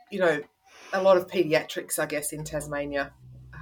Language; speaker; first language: English; native; English